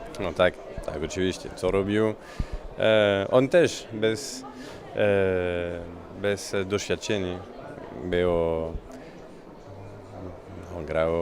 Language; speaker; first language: Polish; non-native, learner; French